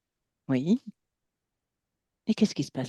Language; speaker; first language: French; native; French